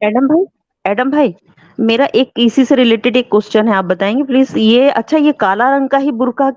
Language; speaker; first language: Hindi; native; Hindi